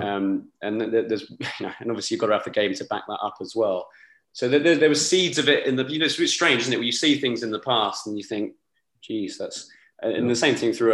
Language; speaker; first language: English; native; English